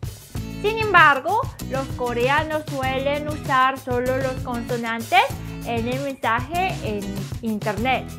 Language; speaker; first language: Spanish; non-native, learner; Korean